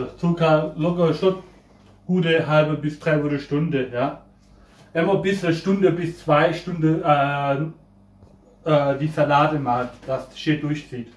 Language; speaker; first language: German; non-native, fluent; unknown